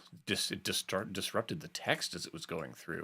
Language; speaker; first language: English; native; English